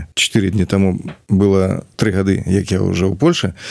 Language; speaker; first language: Belarusian; non-native, local second language; Russian